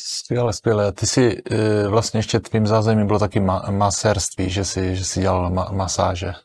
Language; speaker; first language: Czech; native; Czech